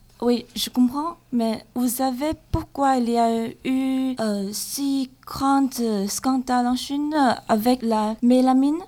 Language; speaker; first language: French; non-native, learner; Chinese